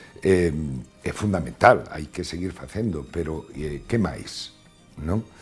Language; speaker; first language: Galician; non-native, local second language; Spanish